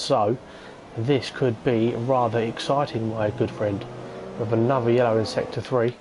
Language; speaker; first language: English; native; English